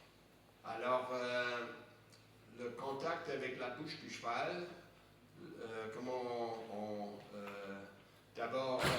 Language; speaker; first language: French; non-native, fluent; English